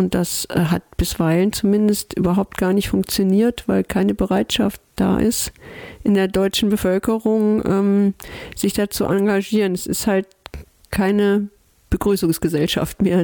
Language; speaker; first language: German; native; German